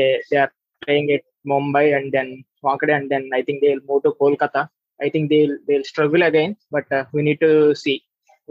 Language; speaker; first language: English; non-native, local second language; Telugu